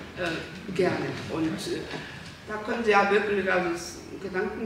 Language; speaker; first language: German; non-native, learner; Korean